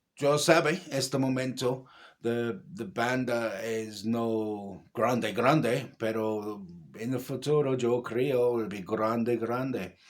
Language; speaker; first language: Spanish; non-native, learner; English